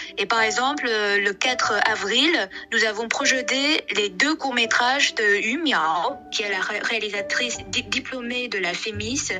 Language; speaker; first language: French; non-native, fluent; Chinese